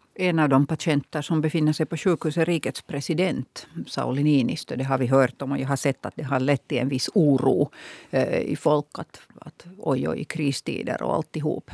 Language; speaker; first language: Swedish; native; Swedish